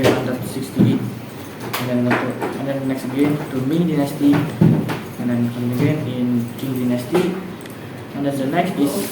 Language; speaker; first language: English; non-native, learner; Indonesian